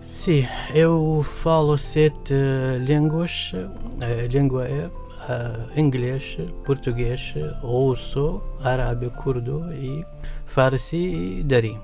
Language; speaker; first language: Portuguese; non-native, fluent; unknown